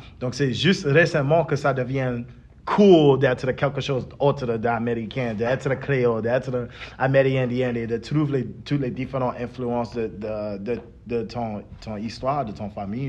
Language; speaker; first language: French; early bilingual, heritage; English